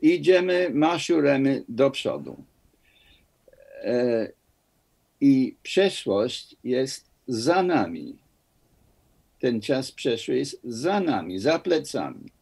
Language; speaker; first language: Polish; non-native, fluent; English